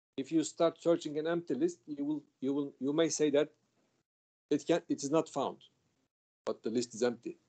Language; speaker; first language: English; non-native, fluent; Turkish